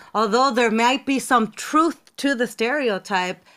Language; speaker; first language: English; native; English